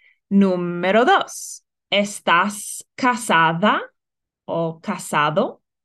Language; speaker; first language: Spanish; non-native, fluent; English